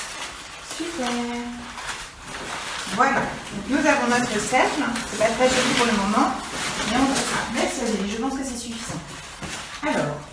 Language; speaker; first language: French; native; French